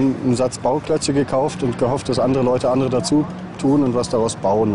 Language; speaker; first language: German; native; German